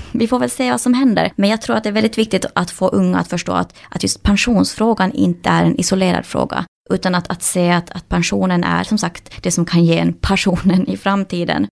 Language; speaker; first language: Swedish; native; Swedish